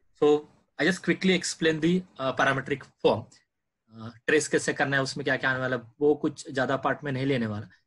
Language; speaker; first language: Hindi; non-native, local second language; Marathi